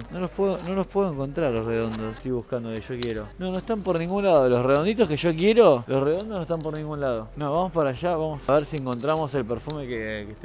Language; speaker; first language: Spanish; native; Spanish